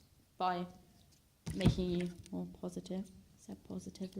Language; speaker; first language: English; native; English